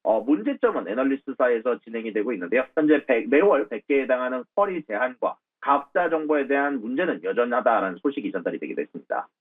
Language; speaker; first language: Korean; native; Korean